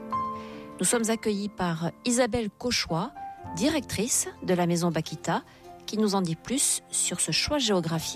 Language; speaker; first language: French; native; French